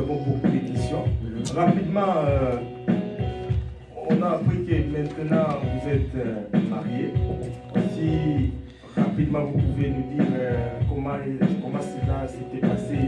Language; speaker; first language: French; non-native, local second language; Lingala